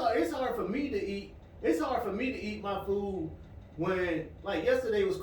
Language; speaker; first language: English; native; English